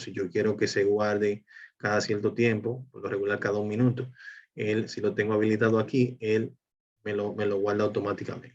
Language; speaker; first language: Spanish; native; Spanish